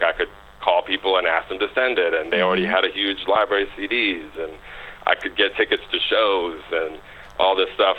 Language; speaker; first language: English; native; English